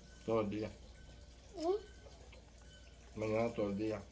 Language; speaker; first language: Spanish; native; Spanish